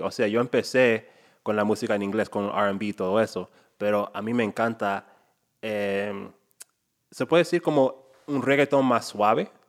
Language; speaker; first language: Spanish; non-native, fluent; English